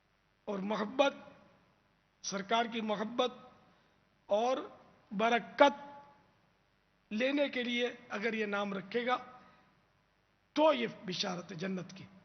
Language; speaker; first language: Urdu; native; Urdu